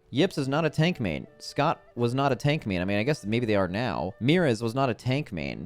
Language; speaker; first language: English; native; English